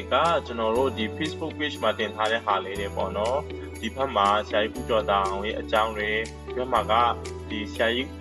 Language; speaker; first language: Burmese; non-native, local second language; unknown